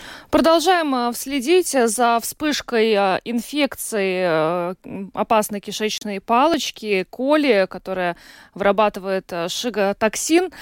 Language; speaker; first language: Russian; native; Russian